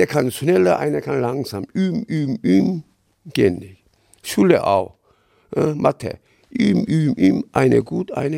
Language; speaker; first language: German; non-native, learner; Korean